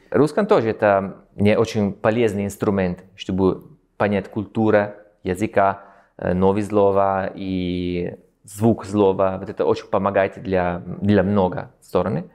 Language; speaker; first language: Russian; non-native, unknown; Italian